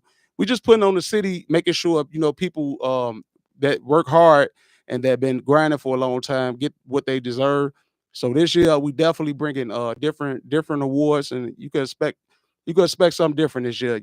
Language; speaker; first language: English; native; English